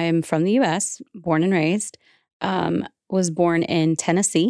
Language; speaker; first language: English; native; English